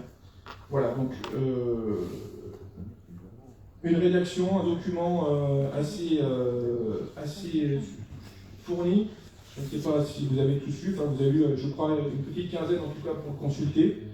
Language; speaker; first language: French; native; French